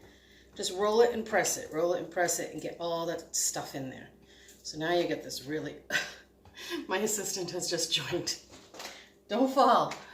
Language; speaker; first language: English; native; English